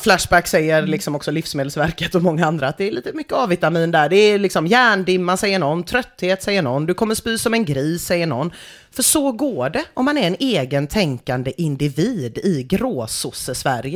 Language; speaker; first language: Swedish; native; Swedish